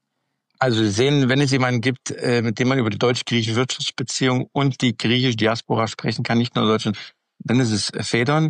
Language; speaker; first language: German; native; German